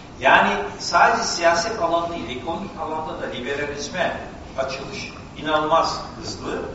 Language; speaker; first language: Turkish; native; Turkish